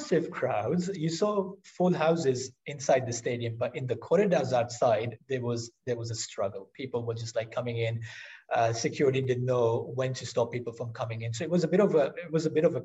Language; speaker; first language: English; non-native, local second language; Urdu